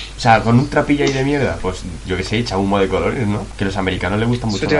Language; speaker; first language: Spanish; native; Spanish